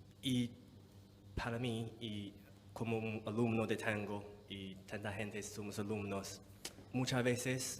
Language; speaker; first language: Spanish; non-native, fluent; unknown